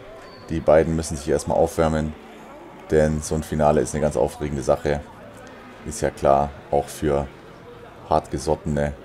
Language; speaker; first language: German; native; German